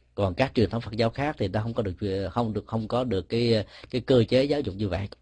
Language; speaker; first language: Vietnamese; native; Vietnamese